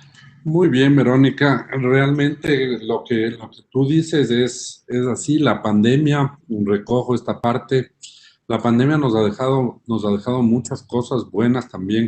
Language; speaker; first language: Spanish; native; Spanish